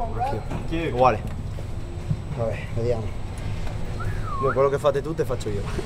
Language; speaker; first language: Italian; native; Italian